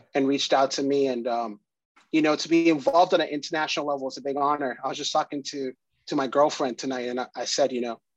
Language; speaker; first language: English; early bilingual, other home language; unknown